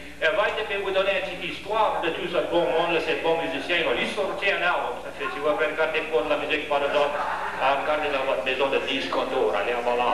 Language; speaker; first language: French; early bilingual, heritage; French